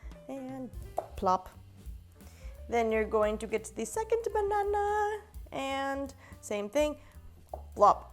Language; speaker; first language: English; native; English